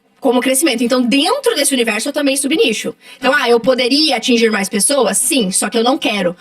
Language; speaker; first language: Portuguese; native; Portuguese